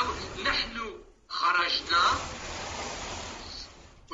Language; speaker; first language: Arabic; non-native, learner; French